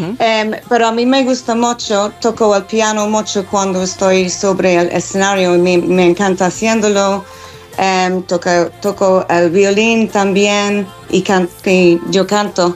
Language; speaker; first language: Spanish; non-native, fluent; English